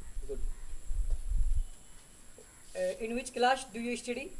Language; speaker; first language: English; non-native, local second language; Hindi